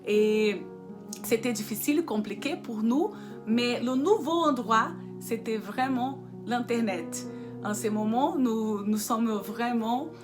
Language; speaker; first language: French; non-native, fluent; Portuguese